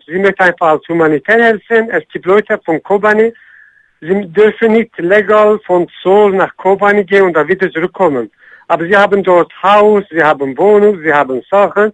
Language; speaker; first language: German; non-native, learner; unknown